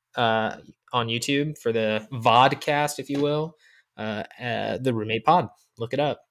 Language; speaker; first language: English; native; English